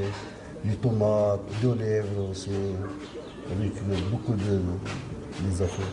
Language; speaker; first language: French; non-native, local second language; Arabic